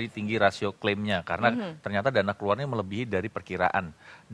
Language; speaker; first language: Indonesian; native; Indonesian